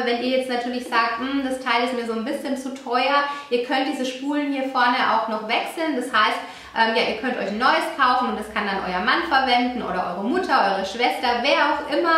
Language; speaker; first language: German; native; German